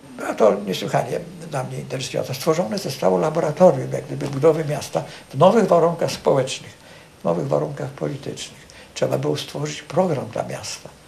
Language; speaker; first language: Polish; native; Polish